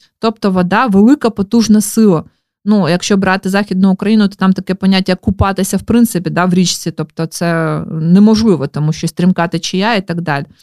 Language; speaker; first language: Ukrainian; non-native, local second language; Russian